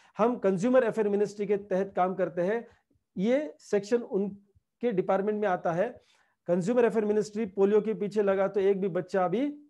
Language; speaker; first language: Hindi; non-native, local second language; Marathi